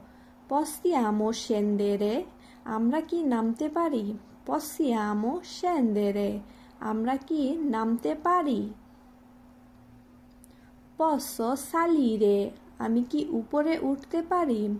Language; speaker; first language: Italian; non-native, fluent; Bangla